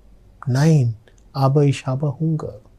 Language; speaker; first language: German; non-native, fluent; Telugu